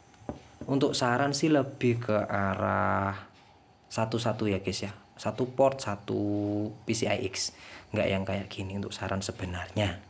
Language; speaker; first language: Indonesian; native; Indonesian